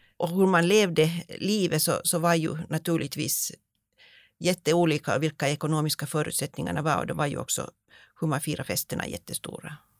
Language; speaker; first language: Swedish; native; Swedish